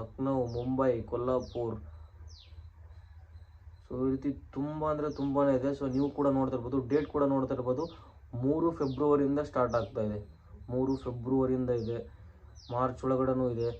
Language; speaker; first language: Kannada; native; Kannada